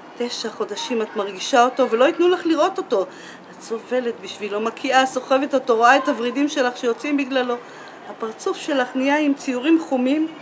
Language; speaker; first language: Hebrew; native; Hebrew